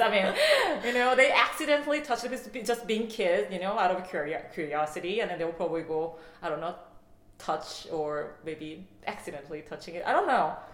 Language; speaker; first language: English; non-native, fluent; Korean